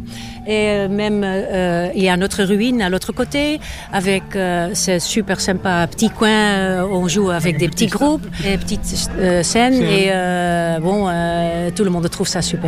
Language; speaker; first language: French; non-native, fluent; Dutch